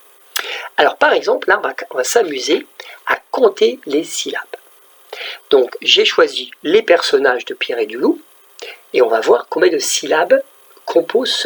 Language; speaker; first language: French; native; French